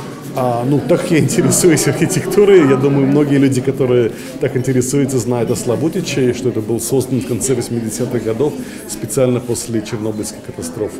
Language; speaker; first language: Russian; early bilingual, heritage; English